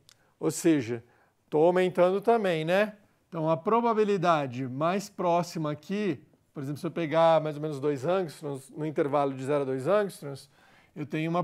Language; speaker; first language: Portuguese; native; Portuguese